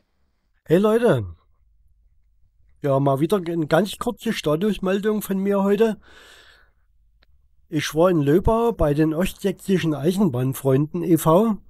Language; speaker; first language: German; native; German